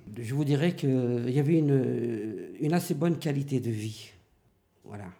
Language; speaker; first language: French; native; French